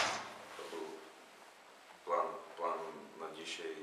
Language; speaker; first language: Polish; non-native, fluent; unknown